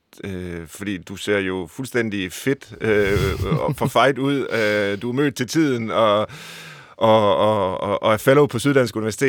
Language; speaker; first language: Danish; native; Danish